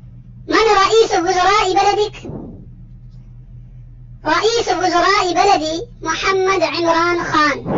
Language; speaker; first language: Arabic; non-native, fluent; Urdu